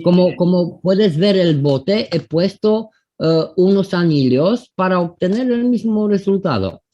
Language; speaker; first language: Spanish; non-native, fluent; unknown